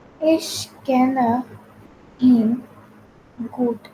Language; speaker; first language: German; non-native, fluent; Hindi